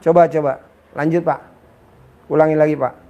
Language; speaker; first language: Indonesian; native; Indonesian